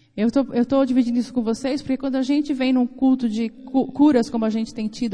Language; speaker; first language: Portuguese; native; Portuguese